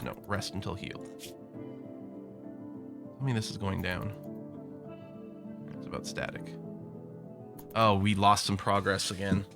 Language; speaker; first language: English; native; English